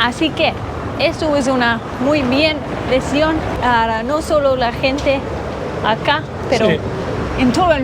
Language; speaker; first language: Spanish; non-native, learner; English